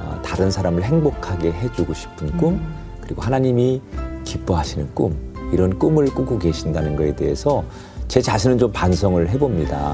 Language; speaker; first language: Korean; native; Korean